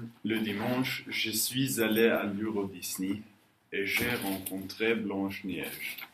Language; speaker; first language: French; non-native, learner; Norwegian